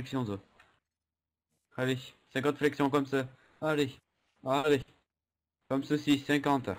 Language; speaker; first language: French; native; French